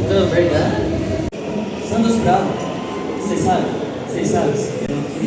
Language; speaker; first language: Portuguese; early bilingual, heritage; Japanese